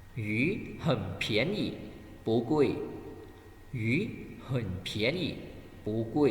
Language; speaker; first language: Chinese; non-native, fluent; Thai